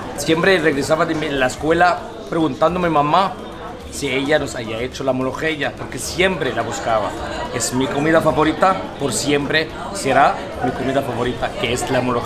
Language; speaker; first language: Spanish; non-native, fluent; Arabic